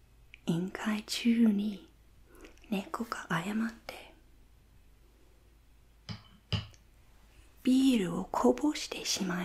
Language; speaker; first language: Japanese; non-native, fluent; English